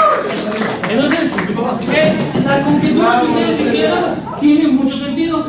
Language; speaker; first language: Spanish; native; Spanish